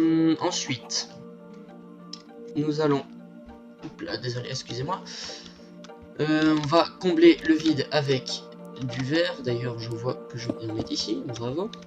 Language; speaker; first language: French; native; French